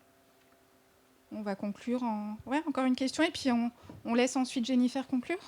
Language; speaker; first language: French; native; French